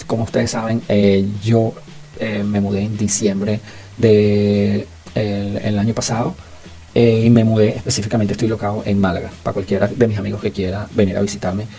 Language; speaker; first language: Spanish; native; Spanish